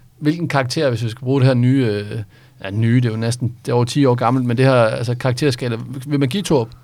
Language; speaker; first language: Danish; native; Danish